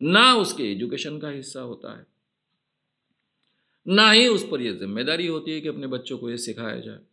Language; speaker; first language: Hindi; non-native, local second language; Marathi